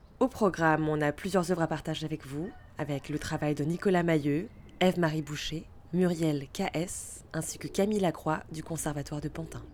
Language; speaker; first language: French; native; French